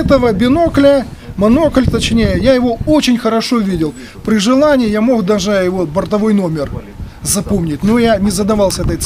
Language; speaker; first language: Russian; native; Russian